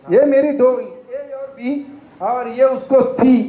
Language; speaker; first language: Hindi; non-native, local second language; Marathi